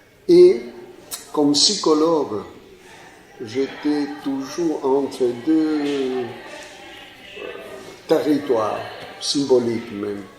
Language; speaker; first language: French; non-native, fluent; Spanish